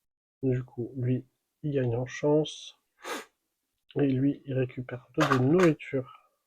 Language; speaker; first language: French; native; French